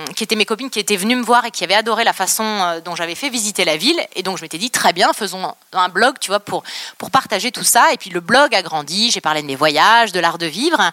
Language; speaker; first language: French; native; French